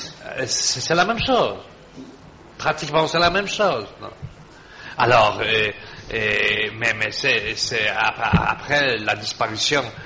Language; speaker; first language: French; non-native, fluent; Polish